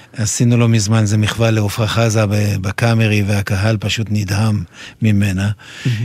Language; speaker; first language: Hebrew; non-native, fluent; French